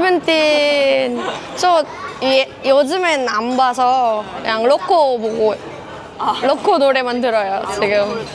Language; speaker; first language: Korean; non-native, fluent; Indonesian